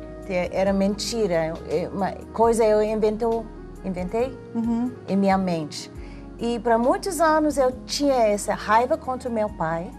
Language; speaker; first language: Portuguese; non-native, fluent; English